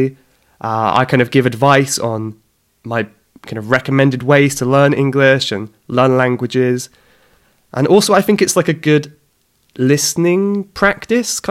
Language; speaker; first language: English; native; English